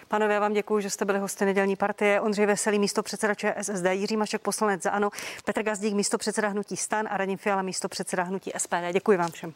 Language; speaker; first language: Czech; native; Czech